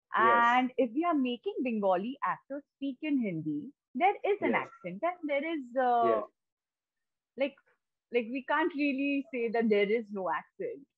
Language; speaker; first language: English; non-native, local second language; Bangla